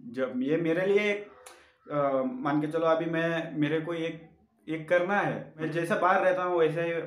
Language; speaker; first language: Hindi; non-native, local second language; Urdu